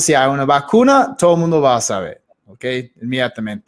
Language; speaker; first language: Spanish; non-native, fluent; English